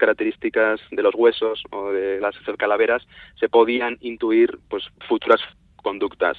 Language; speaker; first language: Spanish; native; Spanish